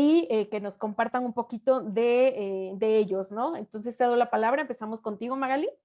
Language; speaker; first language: Spanish; native; Spanish